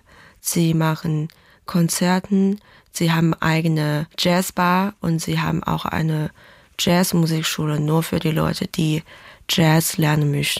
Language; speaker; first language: German; non-native, fluent; Chinese